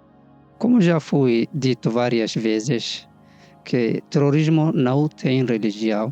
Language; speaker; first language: Portuguese; non-native, fluent; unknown